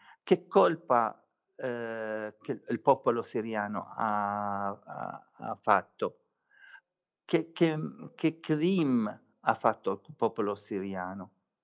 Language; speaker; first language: Italian; non-native, fluent; Arabic